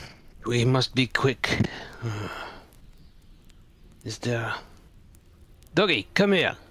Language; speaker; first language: English; non-native, fluent; French